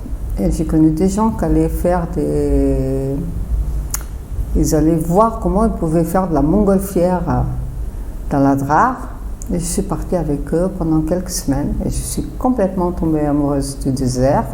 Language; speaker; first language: French; non-native, fluent; Portuguese